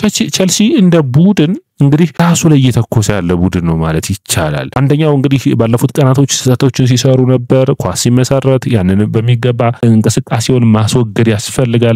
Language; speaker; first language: Amharic; native; Amharic